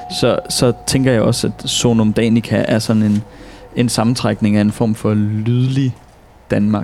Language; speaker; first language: Danish; native; Danish